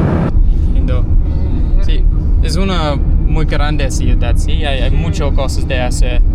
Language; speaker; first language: Spanish; non-native, learner; English